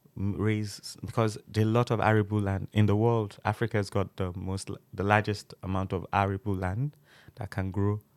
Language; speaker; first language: English; non-native, local second language; Yoruba